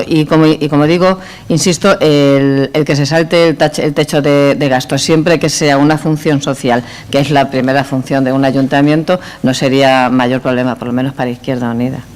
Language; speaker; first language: Spanish; native; Spanish